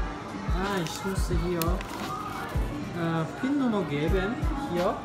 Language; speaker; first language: German; non-native, learner; Korean